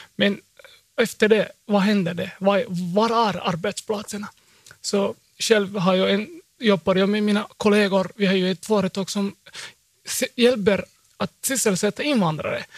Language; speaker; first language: Swedish; early bilingual, other home language; Somali